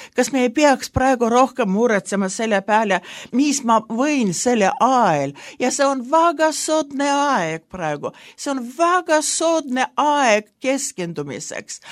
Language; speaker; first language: Estonian; non-native, local second language; Russian